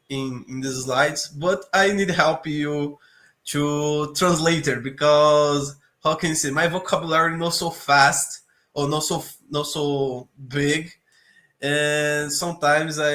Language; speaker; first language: English; non-native, learner; Portuguese